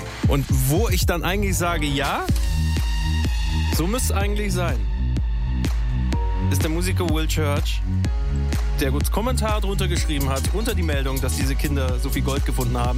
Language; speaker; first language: German; native; German